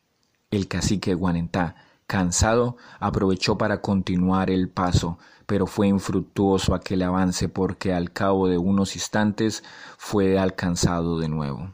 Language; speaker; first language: Spanish; native; Spanish